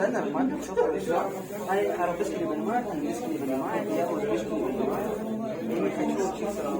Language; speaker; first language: Russian; non-native, learner; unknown